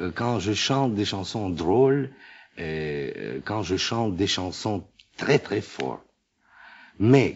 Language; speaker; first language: French; non-native, learner; Russian